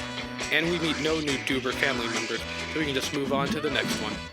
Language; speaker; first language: English; native; English